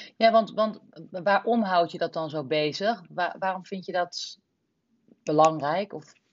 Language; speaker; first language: Dutch; native; Dutch